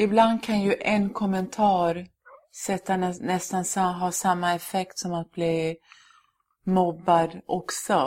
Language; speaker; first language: Swedish; early bilingual, other home language; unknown